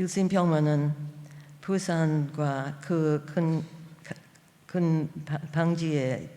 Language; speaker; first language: Korean; non-native, fluent; English